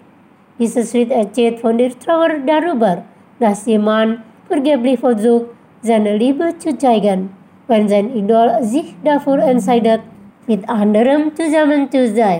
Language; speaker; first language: German; non-native, fluent; Indonesian